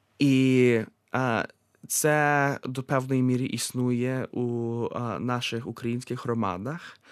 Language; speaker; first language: Ukrainian; early bilingual, heritage; Ukrainian